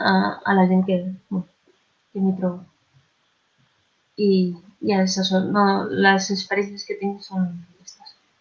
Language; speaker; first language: Catalan; non-native, local second language; Spanish